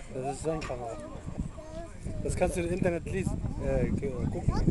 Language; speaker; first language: German; native; German